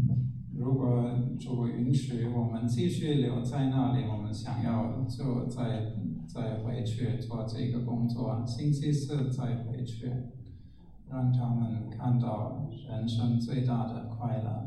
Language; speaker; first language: Chinese; non-native, fluent; German